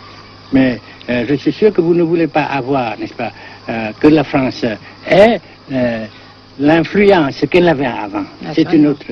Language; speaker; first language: French; non-native, local second language; Vietnamese